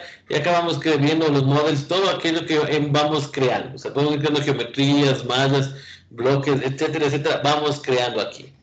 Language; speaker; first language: Spanish; native; Spanish